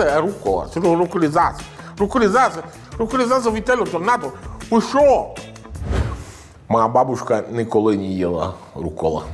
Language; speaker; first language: Ukrainian; non-native, learner; Italian